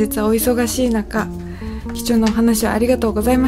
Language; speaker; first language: Japanese; native; Japanese